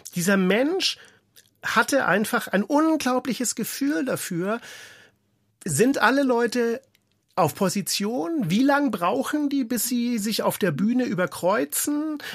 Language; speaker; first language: German; native; German